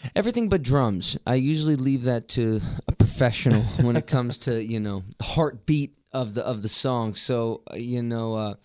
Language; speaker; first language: English; native; English